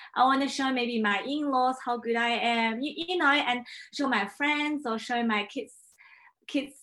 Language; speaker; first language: English; non-native, fluent; Chinese